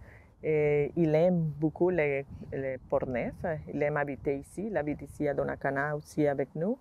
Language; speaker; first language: French; non-native, learner; Spanish